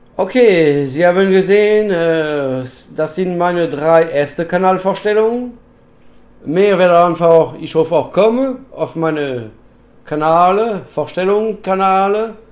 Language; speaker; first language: German; non-native, learner; French